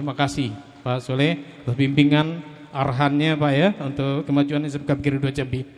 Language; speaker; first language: Indonesian; native; Indonesian